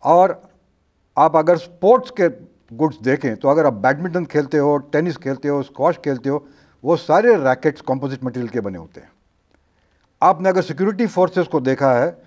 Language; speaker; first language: Hindi; non-native, local second language; Marathi